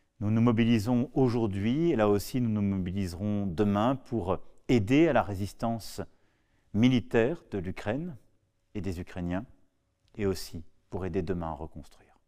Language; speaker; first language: French; native; French